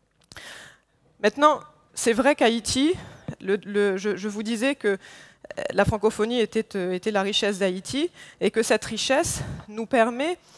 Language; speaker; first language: French; non-native, local second language; Haitian Creole